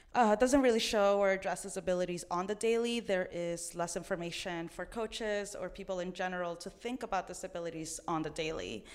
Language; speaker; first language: English; early bilingual, other home language; Spanish